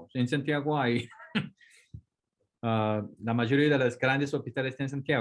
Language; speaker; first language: Spanish; non-native, fluent; Korean